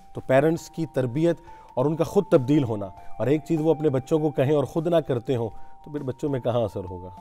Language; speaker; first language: Urdu; non-native, local second language; Punjabi